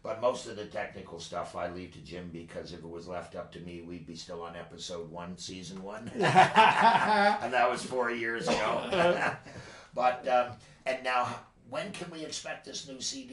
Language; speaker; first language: English; native; English